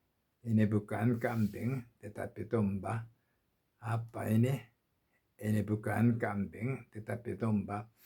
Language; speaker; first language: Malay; non-native, learner; Korean